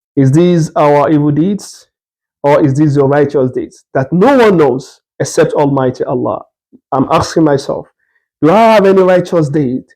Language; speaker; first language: English; non-native, local second language; Yoruba